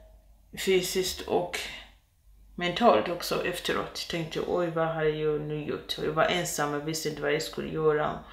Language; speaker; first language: Swedish; non-native, fluent; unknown